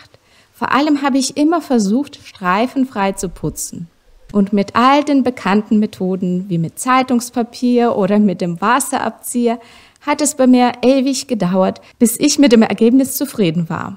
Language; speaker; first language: German; non-native, fluent; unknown